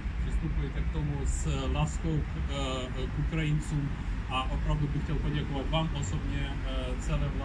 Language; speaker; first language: Czech; non-native, fluent; Ukrainian